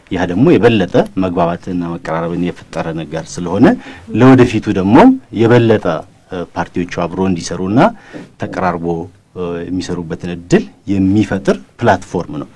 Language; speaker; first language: Amharic; non-native, local second language; Oromo